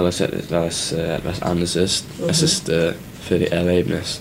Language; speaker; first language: German; non-native, learner; English